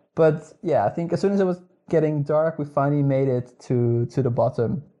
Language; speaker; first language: English; non-native, fluent; Dutch